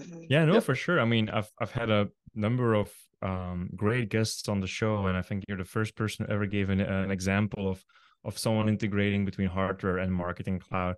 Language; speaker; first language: English; non-native, fluent; Dutch